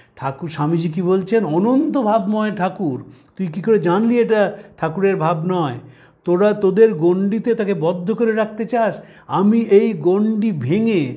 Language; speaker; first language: Bangla; native; Bangla